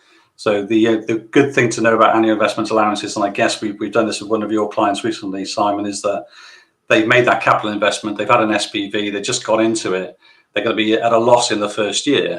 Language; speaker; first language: English; native; English